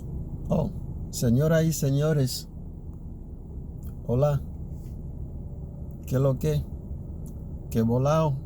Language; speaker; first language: Spanish; early bilingual, other home language; Haitian Creole